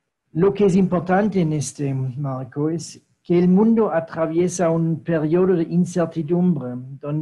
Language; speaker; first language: Spanish; non-native, fluent; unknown